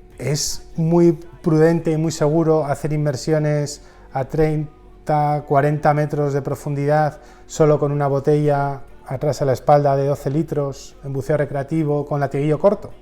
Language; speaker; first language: Spanish; native; Spanish